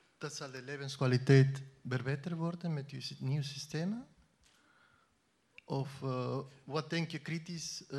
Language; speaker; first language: Dutch; non-native, learner; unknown